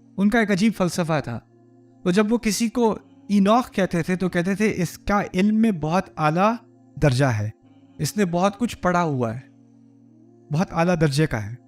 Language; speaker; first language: Urdu; early bilingual, heritage; Urdu